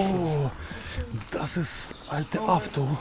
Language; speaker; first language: German; non-native, learner; Russian